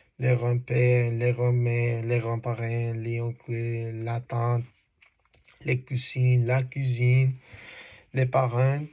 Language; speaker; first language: French; non-native, learner; Spanish